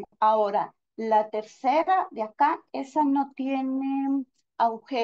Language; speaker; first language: Spanish; native; Spanish